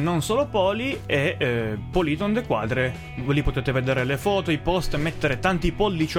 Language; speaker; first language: Italian; native; Italian